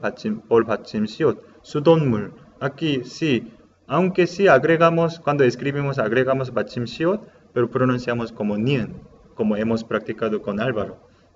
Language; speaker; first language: Spanish; non-native, learner; Korean